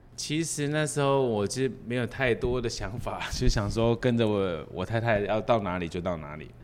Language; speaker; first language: Chinese; native; Chinese